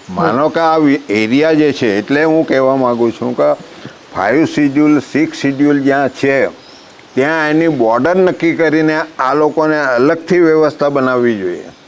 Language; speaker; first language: Gujarati; non-native, local second language; Vasavi